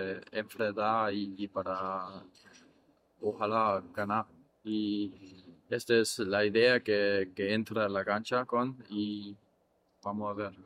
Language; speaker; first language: Spanish; non-native, learner; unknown